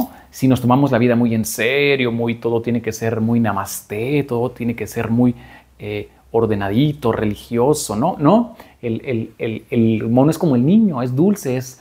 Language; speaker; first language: Spanish; native; Spanish